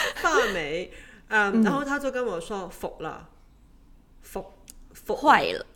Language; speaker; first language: Chinese; non-native, local second language; Cantonese